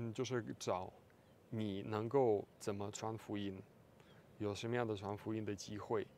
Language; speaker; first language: Chinese; non-native, fluent; Russian